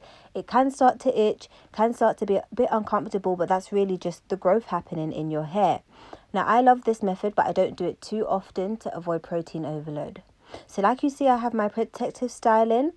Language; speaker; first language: English; native; English